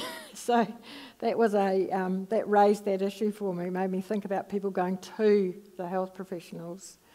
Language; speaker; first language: English; native; English